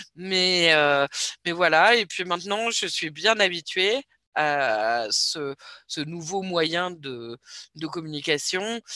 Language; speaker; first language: French; native; French